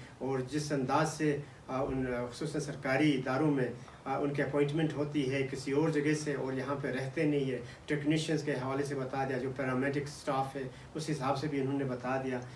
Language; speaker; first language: Urdu; non-native, local second language; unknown